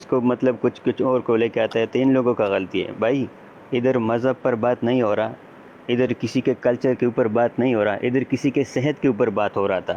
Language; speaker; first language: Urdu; non-native, local second language; Pashto